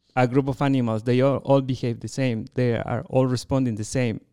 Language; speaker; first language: English; non-native, fluent; Spanish